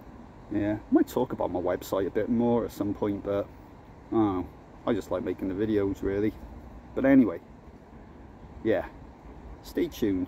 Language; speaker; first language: English; native; English